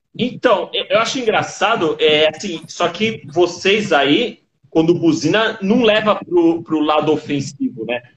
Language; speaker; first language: Portuguese; native; Portuguese